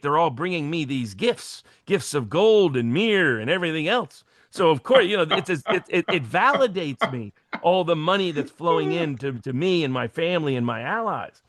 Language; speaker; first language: English; native; English